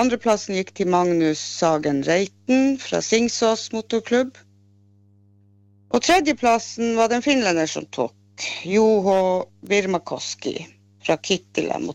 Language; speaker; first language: Norwegian; native; Norwegian